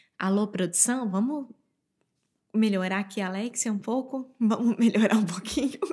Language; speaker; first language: Portuguese; native; Portuguese